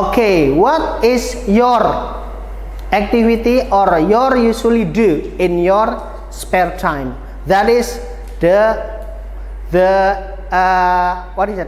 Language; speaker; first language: English; non-native, fluent; Indonesian